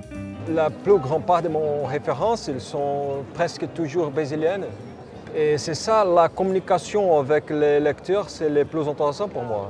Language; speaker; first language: French; non-native, fluent; Portuguese